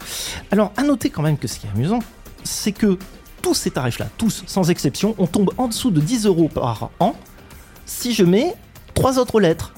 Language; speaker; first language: French; native; French